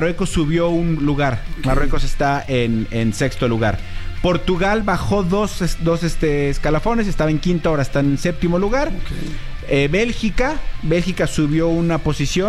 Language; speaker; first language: Spanish; native; Spanish